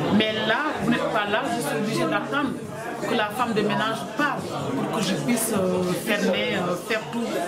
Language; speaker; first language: French; non-native, fluent; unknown